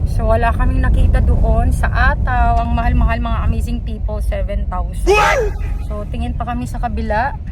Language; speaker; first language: Filipino; non-native, local second language; Iloko